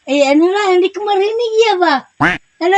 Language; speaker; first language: Filipino; non-native, local second language; Cebuano